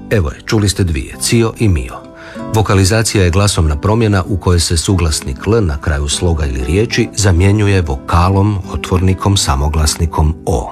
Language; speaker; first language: Serbian; native; Serbian